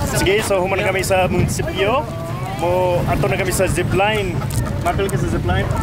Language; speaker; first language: Cebuano; non-native, fluent; English